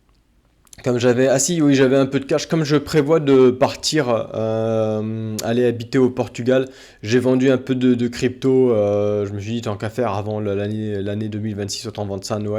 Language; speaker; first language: French; native; French